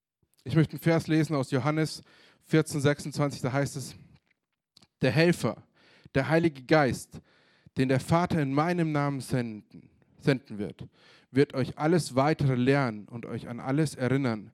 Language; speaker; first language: German; native; German